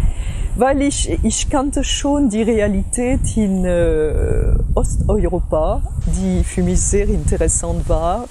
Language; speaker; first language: German; non-native, fluent; French